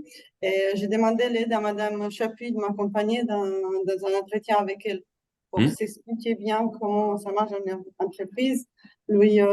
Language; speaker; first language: French; non-native, fluent; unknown